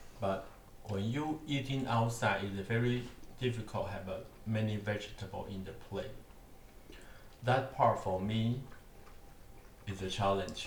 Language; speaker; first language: English; non-native, learner; Chinese